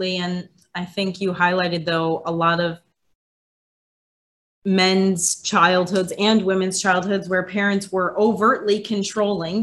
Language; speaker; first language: English; native; English